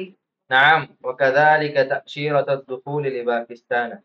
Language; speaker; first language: Arabic; non-native, learner; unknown